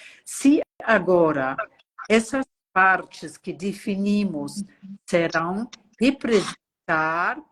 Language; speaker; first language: Portuguese; non-native, fluent; German